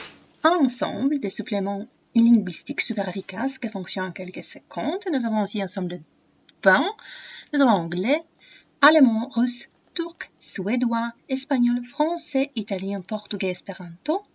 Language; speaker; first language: French; non-native, fluent; Polish